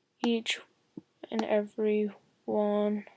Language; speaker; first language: English; native; English